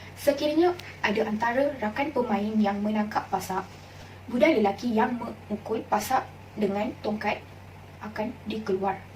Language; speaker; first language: Malay; non-native, local second language; Malayalam